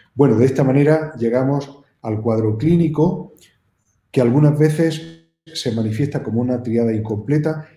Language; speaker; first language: Spanish; native; Spanish